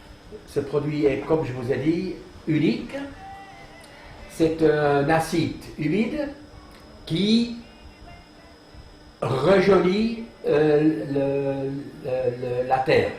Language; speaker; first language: French; non-native, fluent; German